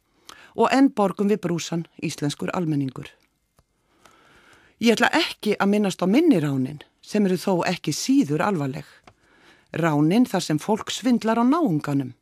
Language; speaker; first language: Icelandic; native; Icelandic